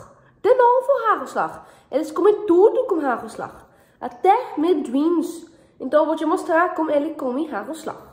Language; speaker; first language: Portuguese; non-native, learner; Dutch